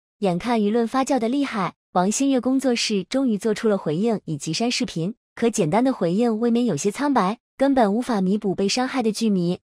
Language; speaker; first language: Chinese; native; Chinese